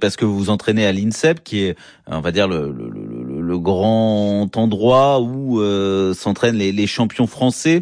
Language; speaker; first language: French; native; French